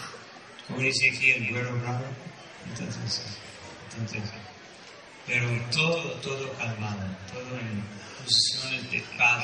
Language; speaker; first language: Spanish; non-native, fluent; Portuguese